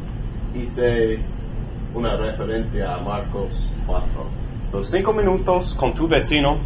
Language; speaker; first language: Spanish; non-native, learner; English